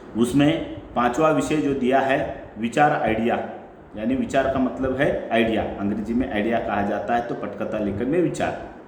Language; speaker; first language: Hindi; non-native, local second language; Marathi